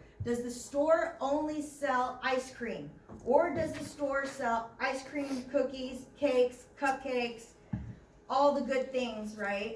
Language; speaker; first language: English; native; English